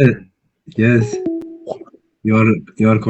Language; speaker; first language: English; non-native, learner; Turkish